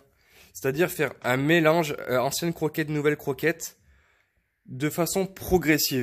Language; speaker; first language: French; native; French